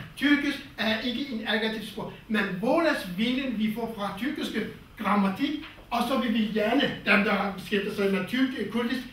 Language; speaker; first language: Danish; non-native, fluent; Kurdish